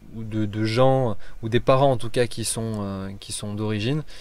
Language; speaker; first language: French; native; French